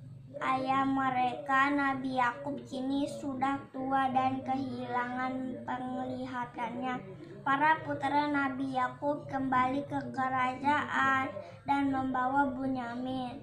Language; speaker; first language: Indonesian; native; Indonesian